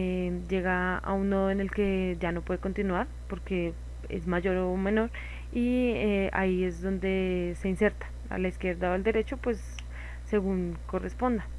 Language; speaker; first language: Spanish; native; Spanish